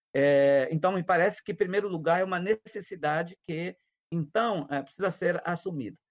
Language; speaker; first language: Portuguese; non-native, local second language; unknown